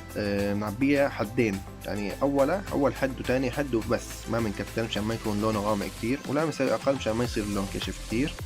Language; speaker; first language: Arabic; native; Arabic